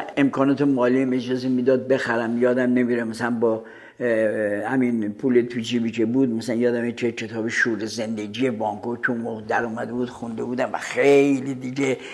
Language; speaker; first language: Persian; native; Persian